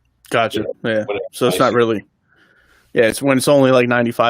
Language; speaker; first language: English; native; English